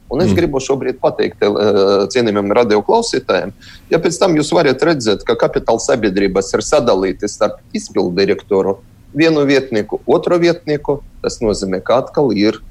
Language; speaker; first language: Latvian; non-native, local second language; Russian